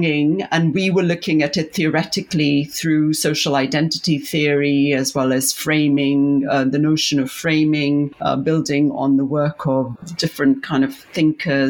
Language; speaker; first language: English; non-native, local second language; Urdu